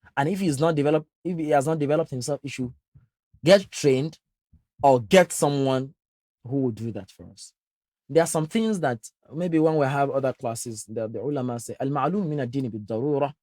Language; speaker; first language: English; non-native, local second language; Yoruba